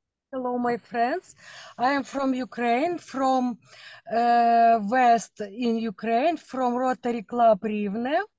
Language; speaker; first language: English; non-native, learner; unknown